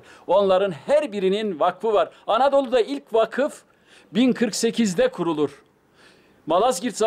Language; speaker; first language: Turkish; native; Turkish